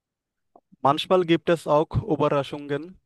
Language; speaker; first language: German; non-native, learner; Bangla